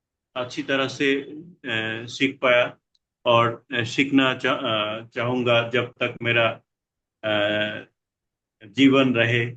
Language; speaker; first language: Hindi; non-native, learner; Bangla